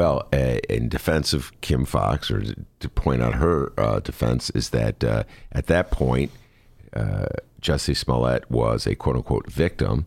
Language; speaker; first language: English; native; English